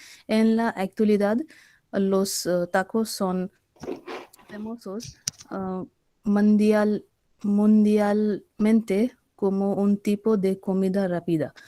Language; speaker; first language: Spanish; non-native, learner; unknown